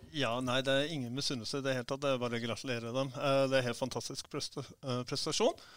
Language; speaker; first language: Norwegian; early bilingual, heritage; Norwegian